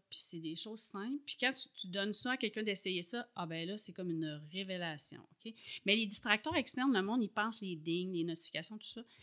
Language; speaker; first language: French; native; French